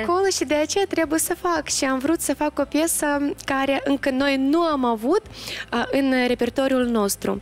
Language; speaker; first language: Romanian; non-native, local second language; Russian